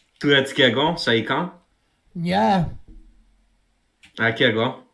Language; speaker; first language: Polish; native; Polish